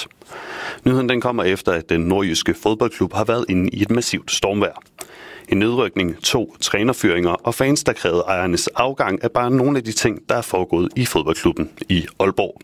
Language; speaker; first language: Danish; native; Danish